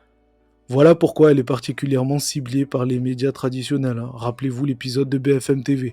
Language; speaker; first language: French; native; French